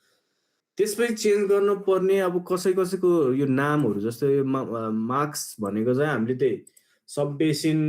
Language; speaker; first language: Nepali; native; Nepali